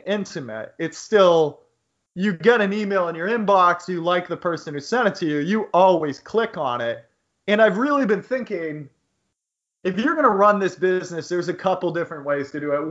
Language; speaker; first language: English; native; English